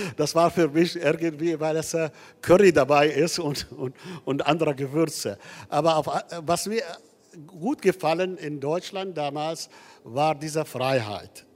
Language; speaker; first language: German; non-native, fluent; Arabic